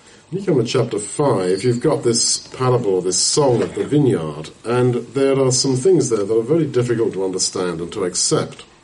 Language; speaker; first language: English; native; English